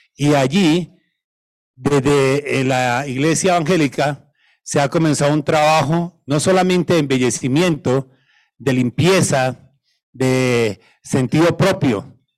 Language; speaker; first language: Spanish; native; Spanish